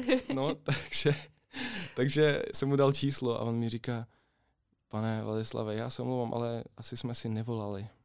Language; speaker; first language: Czech; non-native, fluent; Ukrainian